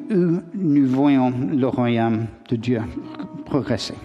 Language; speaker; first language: French; non-native, learner; English